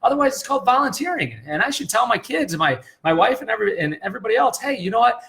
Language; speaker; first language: English; native; English